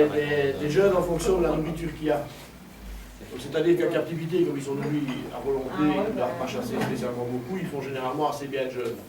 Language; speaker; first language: French; native; French